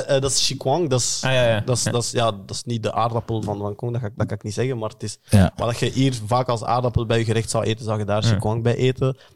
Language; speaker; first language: Dutch; early bilingual, other home language; Lingala